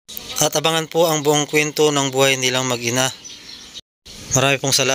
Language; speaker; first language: Filipino; native; Filipino